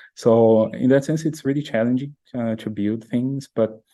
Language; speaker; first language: English; non-native, fluent; Portuguese